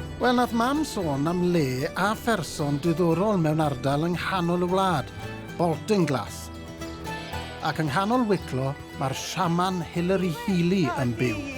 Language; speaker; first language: Welsh; native; Welsh